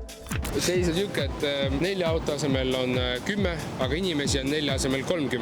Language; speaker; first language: Estonian; native; Estonian